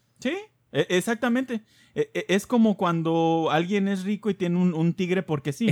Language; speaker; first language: Spanish; native; Spanish